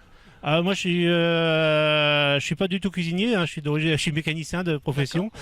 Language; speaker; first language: French; native; French